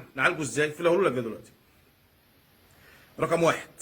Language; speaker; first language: Arabic; native; Arabic